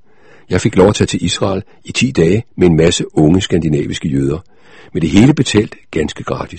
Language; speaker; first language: Danish; native; Danish